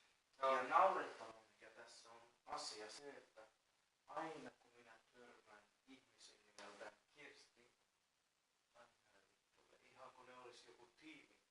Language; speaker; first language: Finnish; non-native, fluent; Persian